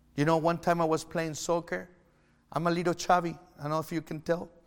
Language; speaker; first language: English; non-native, fluent; Spanish